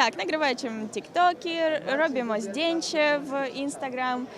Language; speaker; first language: Polish; non-native, learner; Ukrainian